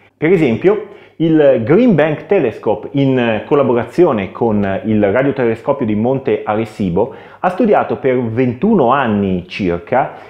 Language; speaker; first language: Italian; native; Italian